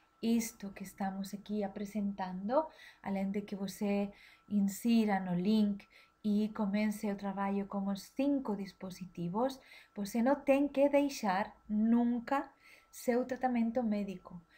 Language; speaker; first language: Portuguese; non-native, learner; Spanish